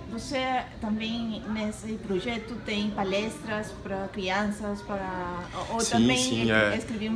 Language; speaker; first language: Portuguese; non-native, learner; Spanish